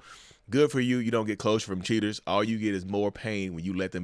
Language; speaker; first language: English; native; English